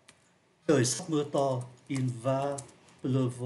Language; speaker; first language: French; non-native, fluent; Vietnamese